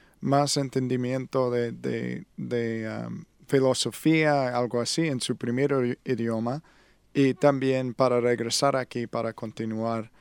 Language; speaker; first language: Spanish; non-native, learner; English